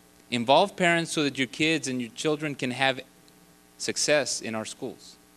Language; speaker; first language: English; early bilingual, other home language; Spanish